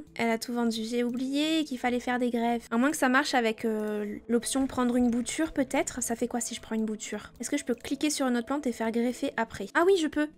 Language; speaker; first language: French; native; French